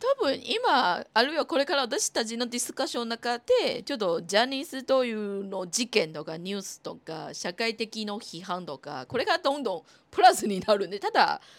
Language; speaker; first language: Japanese; non-native, fluent; Cantonese